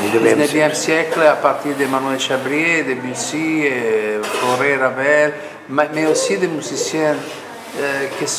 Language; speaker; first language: French; non-native, fluent; Italian